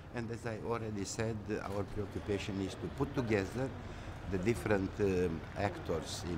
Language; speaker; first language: English; non-native, fluent; Romanian